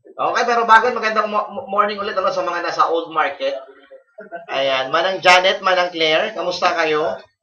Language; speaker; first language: Filipino; non-native, local second language; Iloko